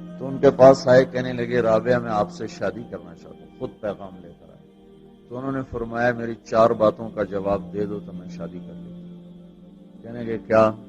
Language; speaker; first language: Urdu; non-native, local second language; Punjabi